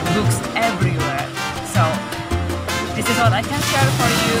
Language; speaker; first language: English; non-native, fluent; Indonesian